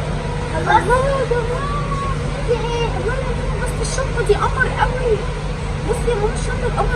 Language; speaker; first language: Arabic; native; Arabic